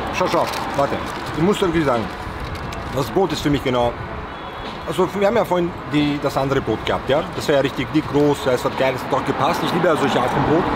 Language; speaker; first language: German; early bilingual, other home language; Bosnian